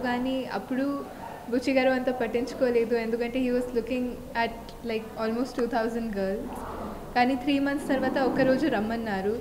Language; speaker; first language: Telugu; non-native, local second language; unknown